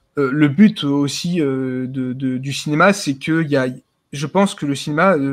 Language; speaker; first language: French; native; French